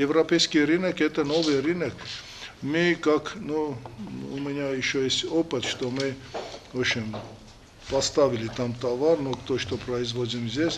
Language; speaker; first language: Russian; non-native, fluent; Armenian